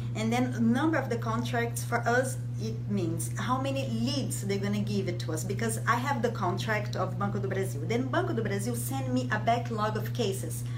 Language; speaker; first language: English; non-native, fluent; Portuguese